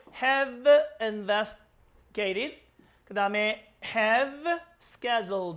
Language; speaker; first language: English; non-native, fluent; Korean